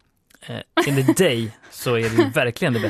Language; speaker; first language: Swedish; native; Swedish